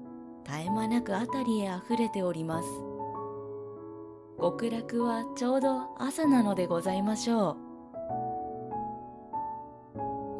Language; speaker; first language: Japanese; native; Japanese